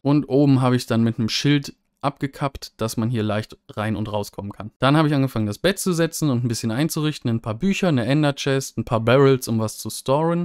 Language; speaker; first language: German; native; German